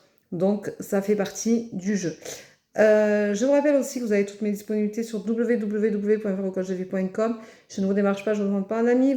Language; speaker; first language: French; native; French